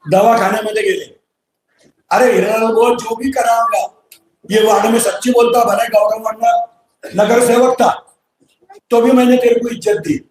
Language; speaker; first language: Hindi; non-native, local second language; Marathi